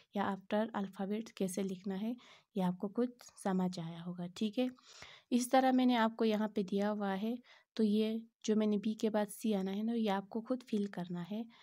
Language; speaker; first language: Hindi; non-native, local second language; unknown